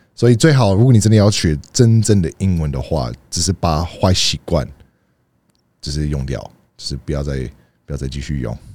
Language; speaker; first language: Chinese; non-native, fluent; English